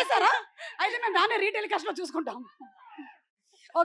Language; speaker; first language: Telugu; native; Telugu